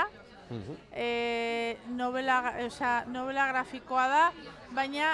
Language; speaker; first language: Basque; non-native, local second language; Spanish